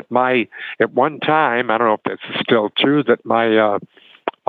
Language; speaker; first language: English; native; English